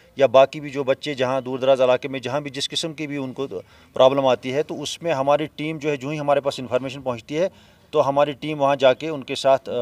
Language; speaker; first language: Hindi; non-native, local second language; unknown